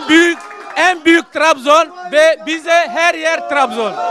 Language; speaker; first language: Turkish; non-native, learner; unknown